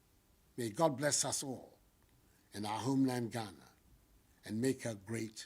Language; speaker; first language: English; non-native, local second language; Akan